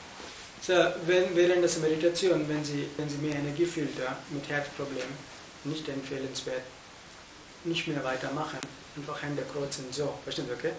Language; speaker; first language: German; non-native, fluent; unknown